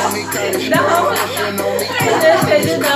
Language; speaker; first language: French; native; French